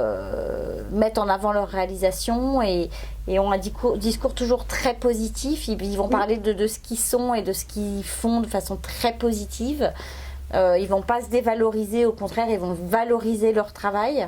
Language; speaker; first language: French; native; French